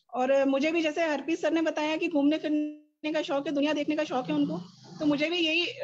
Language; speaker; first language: Hindi; native; Hindi